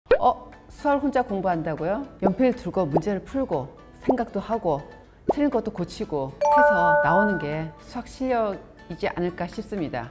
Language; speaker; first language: Korean; native; Korean